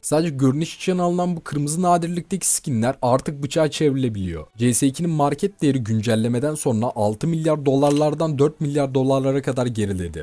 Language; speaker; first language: Turkish; native; Turkish